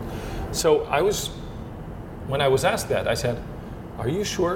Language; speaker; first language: English; non-native, fluent; Portuguese